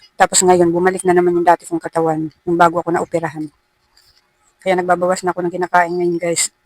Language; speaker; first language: Filipino; non-native, local second language; Cebuano